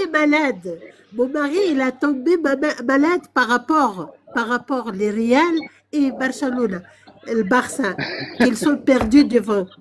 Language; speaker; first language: French; non-native, local second language; Arabic